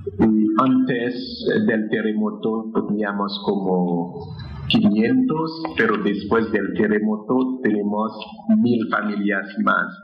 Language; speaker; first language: Spanish; non-native, fluent; Haitian Creole